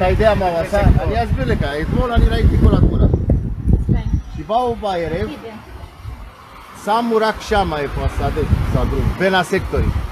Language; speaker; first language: Hebrew; non-native, learner; Russian